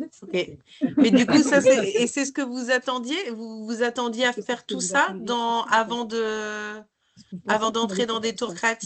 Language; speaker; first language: French; native; French